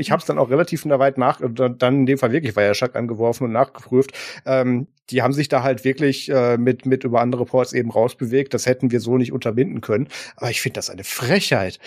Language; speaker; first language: German; native; German